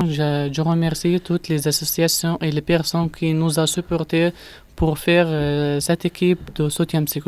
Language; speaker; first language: French; non-native, learner; Arabic